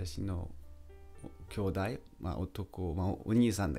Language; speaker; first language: Japanese; non-native, fluent; French